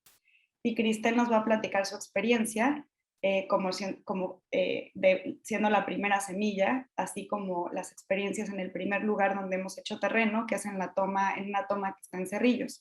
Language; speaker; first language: Spanish; native; Spanish